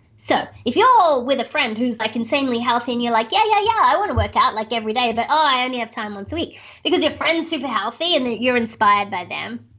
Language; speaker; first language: English; native; English